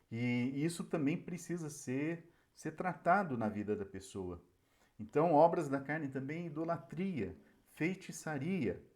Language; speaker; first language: Portuguese; native; Portuguese